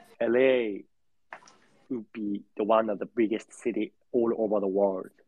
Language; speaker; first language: English; non-native, learner; Japanese